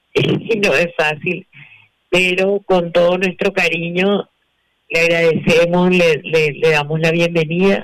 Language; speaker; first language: Spanish; native; Spanish